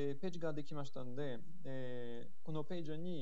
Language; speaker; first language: Japanese; non-native, fluent; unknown